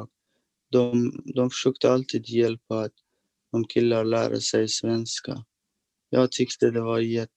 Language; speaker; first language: Swedish; non-native, fluent; Persian